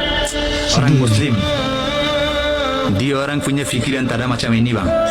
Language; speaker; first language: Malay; non-native, learner; Bangla